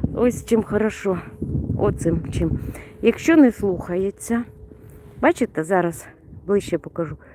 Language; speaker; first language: Ukrainian; non-native, local second language; Russian